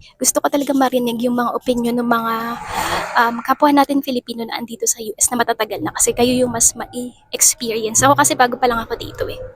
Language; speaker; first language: Filipino; native; Filipino